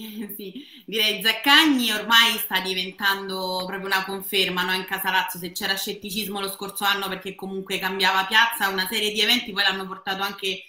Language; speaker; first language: Italian; native; Italian